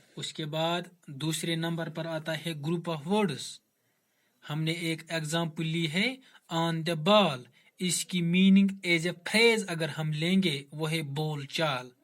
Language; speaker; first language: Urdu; non-native, local second language; Kashmiri